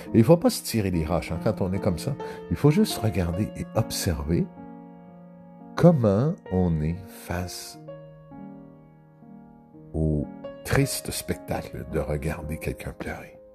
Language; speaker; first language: French; native; French